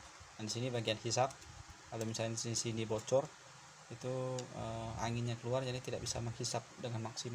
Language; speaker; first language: Indonesian; native; Indonesian